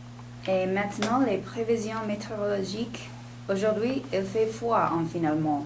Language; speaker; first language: French; non-native, learner; English